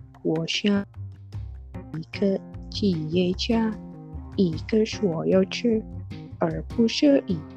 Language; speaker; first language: Chinese; non-native, learner; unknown